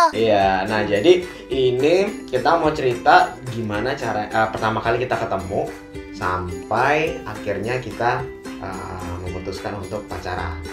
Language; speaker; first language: Indonesian; native; Indonesian